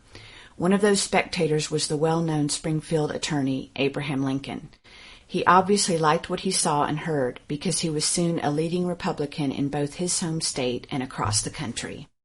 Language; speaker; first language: English; native; English